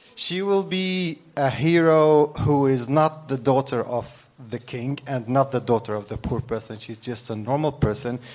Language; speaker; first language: English; non-native, fluent; Arabic